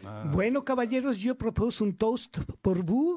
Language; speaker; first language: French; non-native, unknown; Spanish